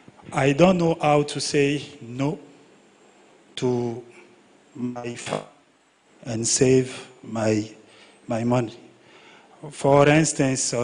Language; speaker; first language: English; non-native, learner; French